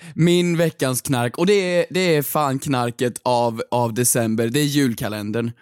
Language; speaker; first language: Swedish; native; Swedish